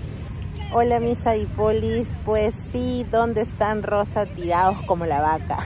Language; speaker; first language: Spanish; native; Spanish